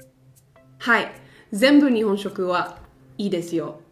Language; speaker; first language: Japanese; non-native, learner; English